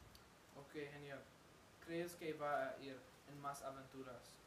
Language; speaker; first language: Spanish; non-native, learner; English